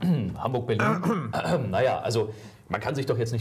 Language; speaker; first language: German; native; German